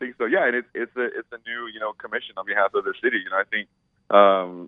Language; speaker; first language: English; native; English